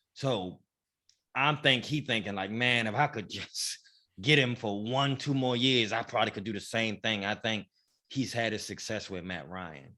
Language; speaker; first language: English; native; English